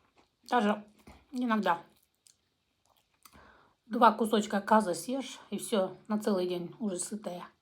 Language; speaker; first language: Russian; non-native, local second language; Kazakh